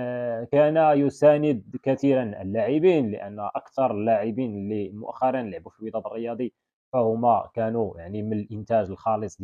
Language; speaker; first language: Arabic; native; Arabic